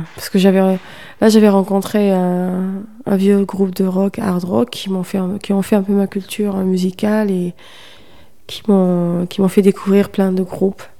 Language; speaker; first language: French; non-native, local second language; Kabyle